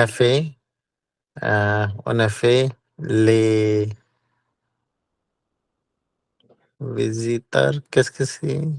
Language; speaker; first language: French; non-native, learner; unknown